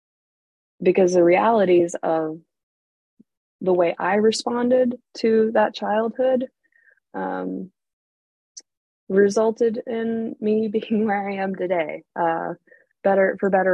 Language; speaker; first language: English; native; English